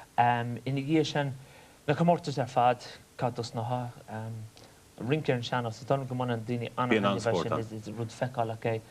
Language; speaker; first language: Irish; native; Irish